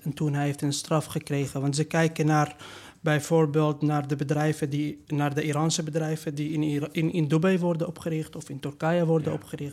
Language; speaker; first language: Dutch; non-native, learner; Persian